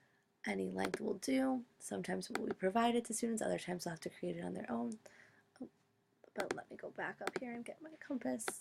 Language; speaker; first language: English; native; English